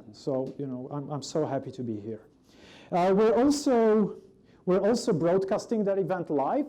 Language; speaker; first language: English; non-native, fluent; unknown